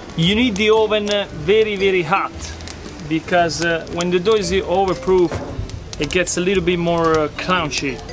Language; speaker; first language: English; non-native, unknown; Italian